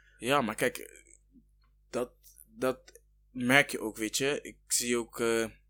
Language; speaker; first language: Dutch; early bilingual, other home language; Kinyarwanda